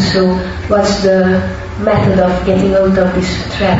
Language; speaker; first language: English; non-native, fluent; Hungarian